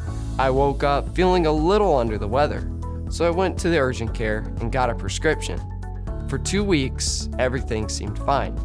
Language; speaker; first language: English; native; English